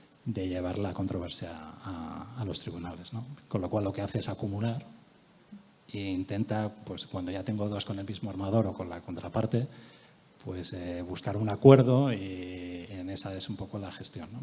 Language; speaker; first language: Spanish; native; Spanish